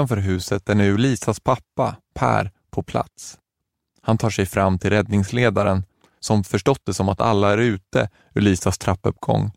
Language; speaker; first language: Swedish; native; Swedish